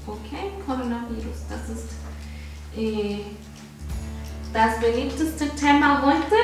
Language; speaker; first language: German; non-native, fluent; Spanish